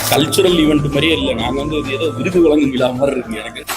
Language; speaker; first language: Tamil; native; Tamil